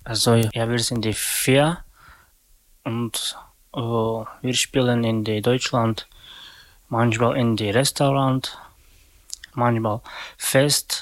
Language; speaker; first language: German; non-native, learner; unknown